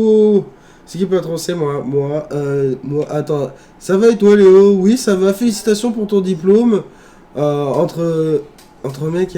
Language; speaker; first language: French; native; French